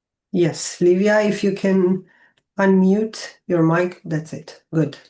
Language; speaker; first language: English; non-native, fluent; Romanian